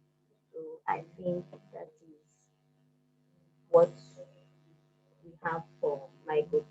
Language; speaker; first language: English; non-native, fluent; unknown